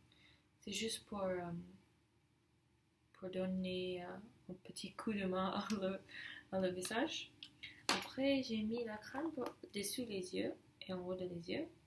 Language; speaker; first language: French; non-native, learner; English